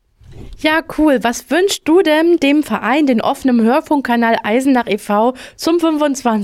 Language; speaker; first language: German; native; German